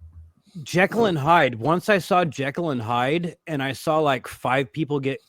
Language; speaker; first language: English; native; English